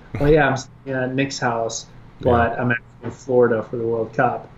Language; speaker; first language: English; early bilingual, other home language; Albanian